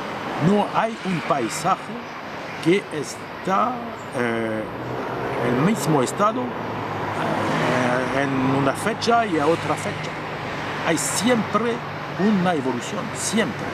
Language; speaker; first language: Spanish; non-native, fluent; French